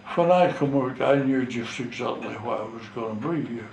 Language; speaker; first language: English; native; English